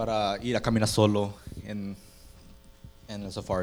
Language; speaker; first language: Spanish; early bilingual, heritage; Spanish